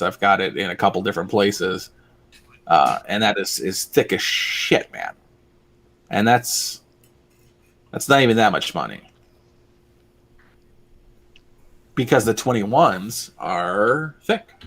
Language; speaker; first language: English; native; English